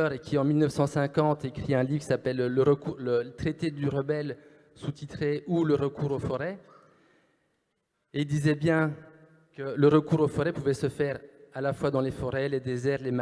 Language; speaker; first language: French; native; French